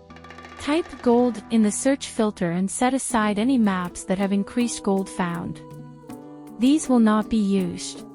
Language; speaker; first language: English; native; English